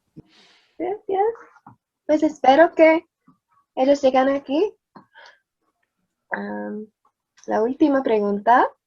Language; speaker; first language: Spanish; non-native, learner; English